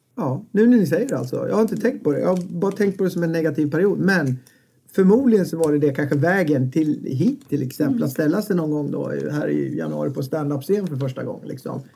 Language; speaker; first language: Swedish; native; Swedish